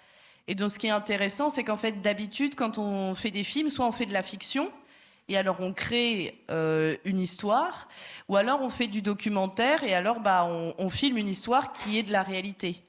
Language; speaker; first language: French; native; French